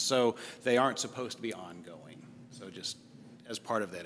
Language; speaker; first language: English; native; English